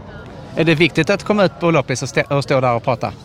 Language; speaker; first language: Swedish; native; Swedish